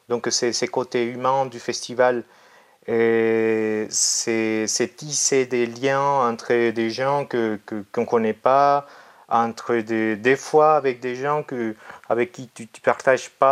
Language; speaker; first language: French; non-native, fluent; Spanish